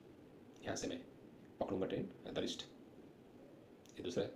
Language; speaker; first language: Hindi; non-native, local second language; Bangla